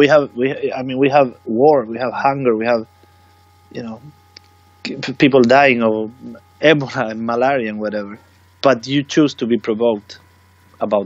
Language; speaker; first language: English; non-native, fluent; Swedish